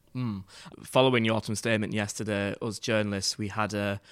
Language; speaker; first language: English; native; English